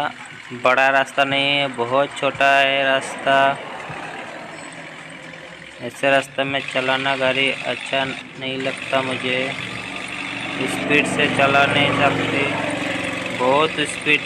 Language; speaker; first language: Hindi; non-native, local second language; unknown